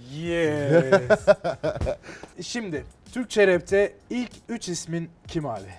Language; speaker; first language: Turkish; native; Turkish